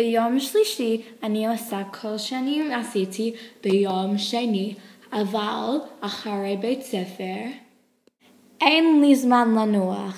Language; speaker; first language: Hebrew; non-native, learner; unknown